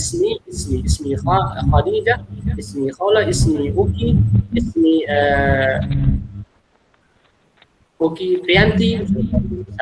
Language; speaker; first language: Arabic; non-native, fluent; Indonesian